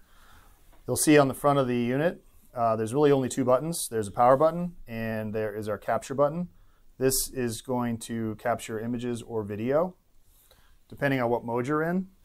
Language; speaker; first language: English; native; English